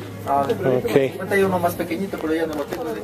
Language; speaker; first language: Spanish; native; Spanish